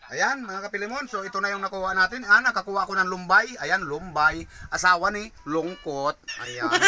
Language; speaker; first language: Filipino; native; Filipino